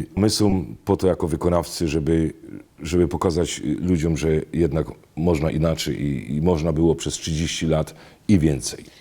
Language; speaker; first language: Polish; native; Polish